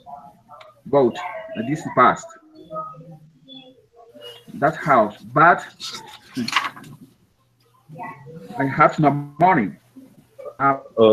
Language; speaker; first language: English; non-native, learner; Spanish